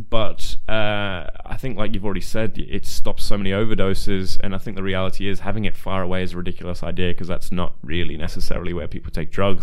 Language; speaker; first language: English; native; English